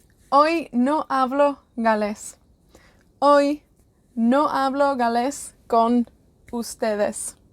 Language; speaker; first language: Spanish; non-native, fluent; Welsh